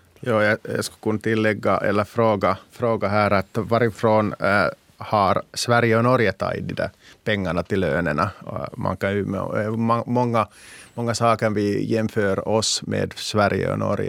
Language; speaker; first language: Swedish; non-native, local second language; Finnish